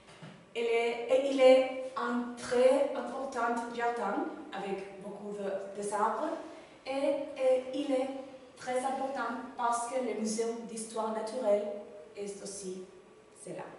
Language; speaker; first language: French; non-native, learner; Spanish